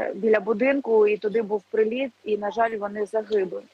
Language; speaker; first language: Ukrainian; native; Ukrainian